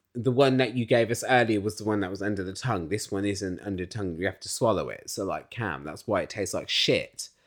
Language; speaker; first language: English; native; English